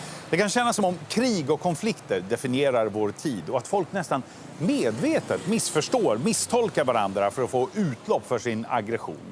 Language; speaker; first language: Swedish; native; Swedish